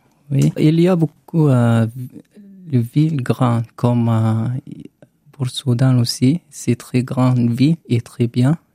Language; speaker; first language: French; non-native, learner; Arabic